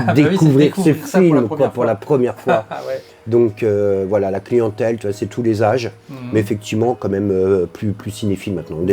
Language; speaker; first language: French; native; French